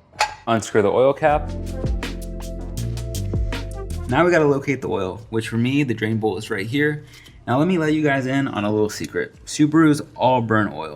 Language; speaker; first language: English; native; English